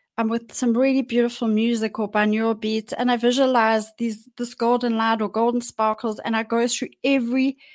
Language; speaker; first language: English; native; English